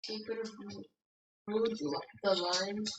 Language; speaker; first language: English; native; English